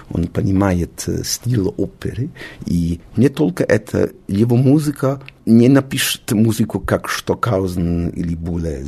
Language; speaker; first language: Russian; non-native, learner; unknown